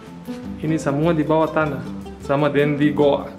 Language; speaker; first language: Indonesian; non-native, fluent; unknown